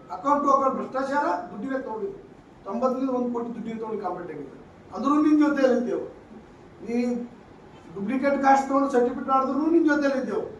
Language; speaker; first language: Kannada; native; Kannada